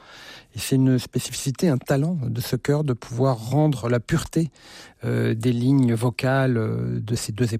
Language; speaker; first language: French; native; French